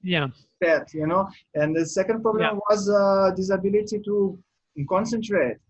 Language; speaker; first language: English; non-native, learner; Russian